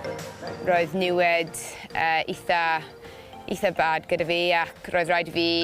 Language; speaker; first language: Welsh; non-native, local second language; English